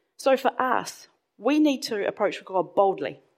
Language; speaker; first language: English; native; English